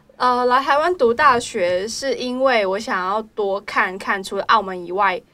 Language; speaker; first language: Chinese; non-native, local second language; Cantonese